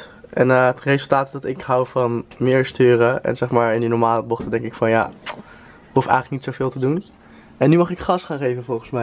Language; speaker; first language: Dutch; native; Dutch